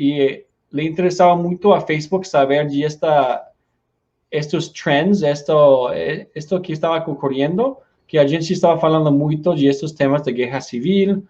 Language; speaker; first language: Portuguese; non-native, learner; Spanish